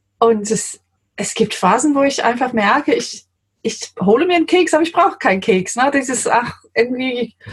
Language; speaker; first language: German; non-native, fluent; English